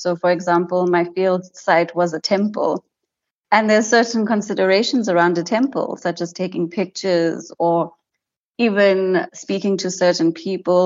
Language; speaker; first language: English; native; English